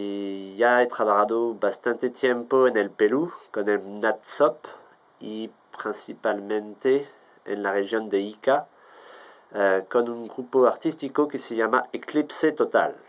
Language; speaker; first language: Spanish; non-native, fluent; French